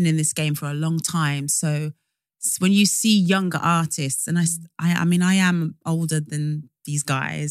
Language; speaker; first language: English; native; English